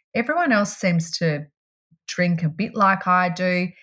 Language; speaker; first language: English; native; English